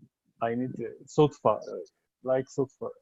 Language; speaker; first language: English; non-native, learner; Arabic